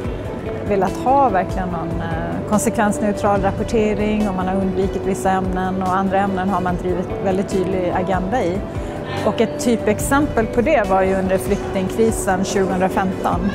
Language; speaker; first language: Swedish; native; Swedish